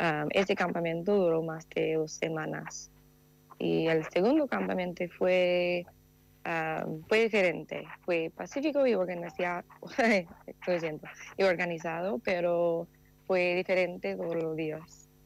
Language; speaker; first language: Spanish; non-native, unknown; English